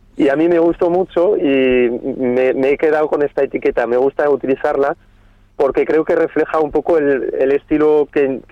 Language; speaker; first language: Spanish; non-native, fluent; French